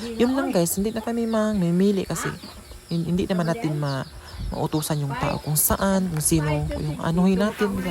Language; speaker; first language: Filipino; non-native, local second language; Cebuano